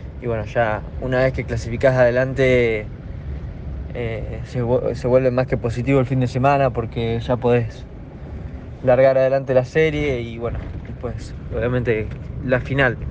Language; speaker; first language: Spanish; native; Spanish